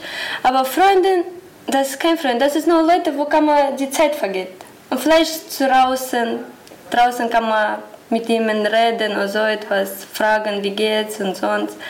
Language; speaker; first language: German; non-native, learner; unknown